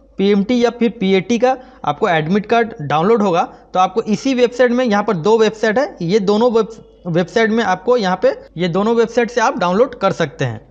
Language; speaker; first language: Hindi; non-native, local second language; Bangla